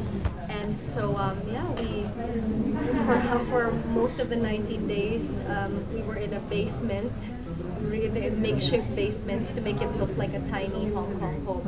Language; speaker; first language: English; non-native, local second language; Filipino